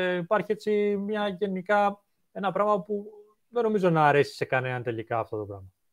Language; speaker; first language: Greek; native; Greek